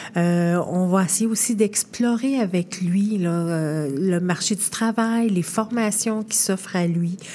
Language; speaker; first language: French; native; French